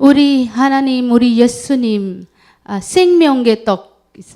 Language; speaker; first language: Korean; non-native, learner; Urdu